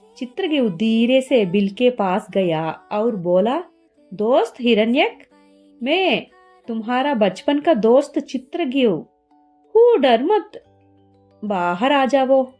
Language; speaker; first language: Hindi; non-native, learner; Telugu